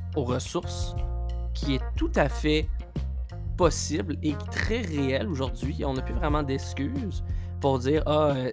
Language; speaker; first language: French; native; French